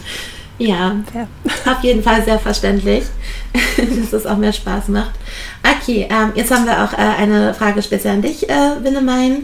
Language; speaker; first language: German; native; German